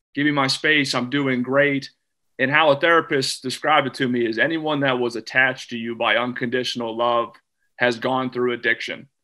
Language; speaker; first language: English; native; English